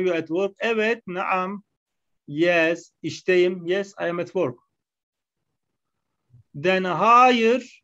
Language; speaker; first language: English; non-native, learner; Arabic